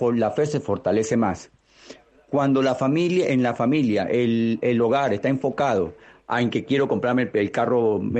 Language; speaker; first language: Spanish; native; Spanish